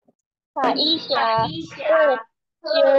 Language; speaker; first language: Chinese; non-native, learner; Urdu